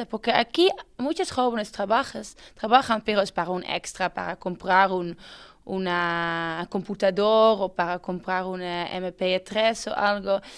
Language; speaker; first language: Spanish; non-native, fluent; Dutch